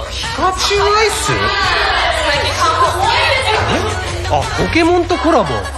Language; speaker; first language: Japanese; native; Japanese